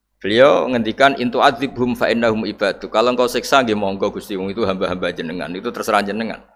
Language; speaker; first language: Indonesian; non-native, local second language; Javanese